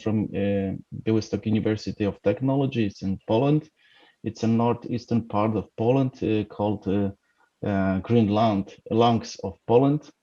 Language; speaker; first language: English; non-native, fluent; Polish